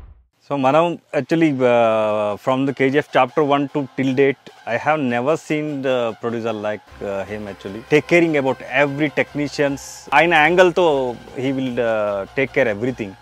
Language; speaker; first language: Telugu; non-native, learner; Kannada